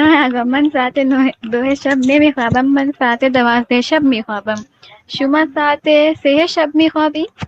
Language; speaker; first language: Persian; non-native, learner; Urdu